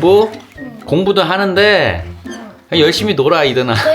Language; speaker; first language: Korean; native; Korean